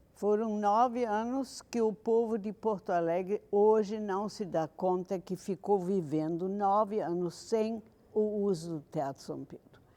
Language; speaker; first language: Portuguese; non-native, fluent; German